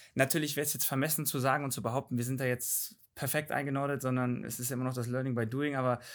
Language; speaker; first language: German; native; German